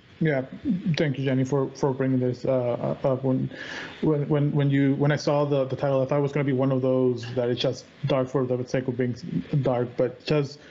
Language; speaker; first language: English; native; English